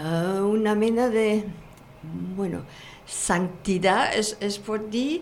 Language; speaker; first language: Catalan; non-native, fluent; German